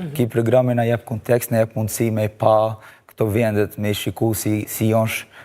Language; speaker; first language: Albanian; early bilingual, heritage; Albanian